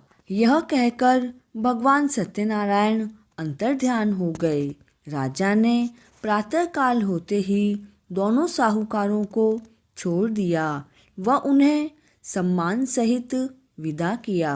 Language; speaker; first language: Hindi; native; Hindi